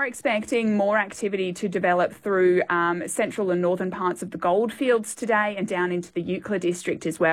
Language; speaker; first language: English; native; English